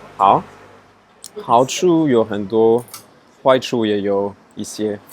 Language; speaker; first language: Chinese; non-native, fluent; French